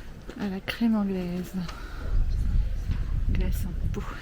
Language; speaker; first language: French; native; French